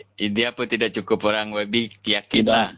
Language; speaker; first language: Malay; non-native, local second language; Iban